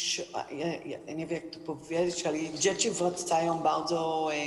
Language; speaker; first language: Polish; non-native, learner; Hebrew